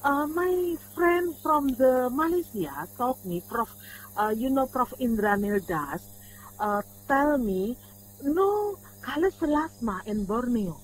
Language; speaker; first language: English; non-native, learner; Indonesian